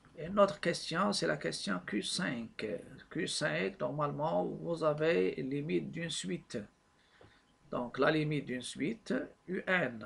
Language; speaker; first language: French; non-native, local second language; Arabic